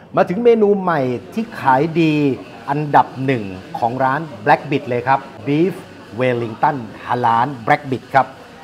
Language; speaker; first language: Thai; native; Thai